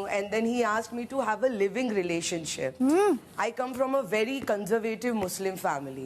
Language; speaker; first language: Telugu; non-native, fluent; Hindi